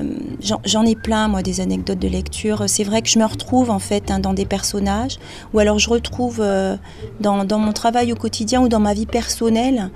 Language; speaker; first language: French; native; French